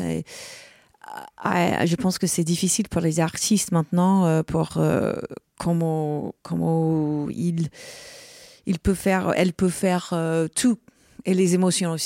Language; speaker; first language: French; non-native, learner; English